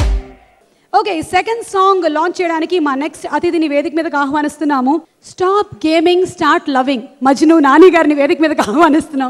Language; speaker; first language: Telugu; native; Telugu